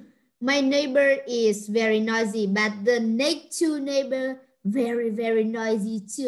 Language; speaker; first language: English; non-native, learner; Vietnamese